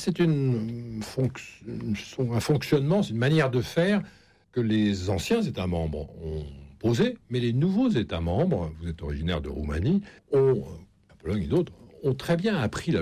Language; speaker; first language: French; native; French